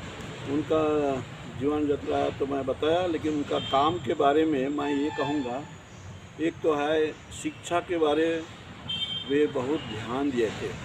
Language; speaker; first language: Hindi; non-native, local second language; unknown